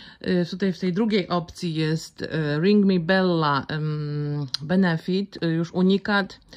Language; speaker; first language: Polish; native; Polish